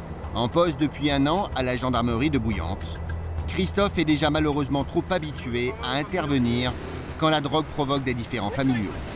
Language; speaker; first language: French; native; French